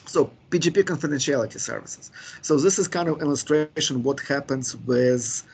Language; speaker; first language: English; non-native, fluent; Ukrainian